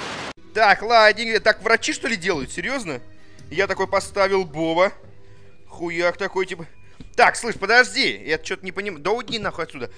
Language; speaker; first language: Russian; native; Russian